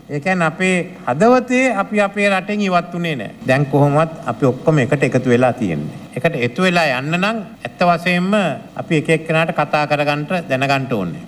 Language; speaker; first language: Sinhala; native; Sinhala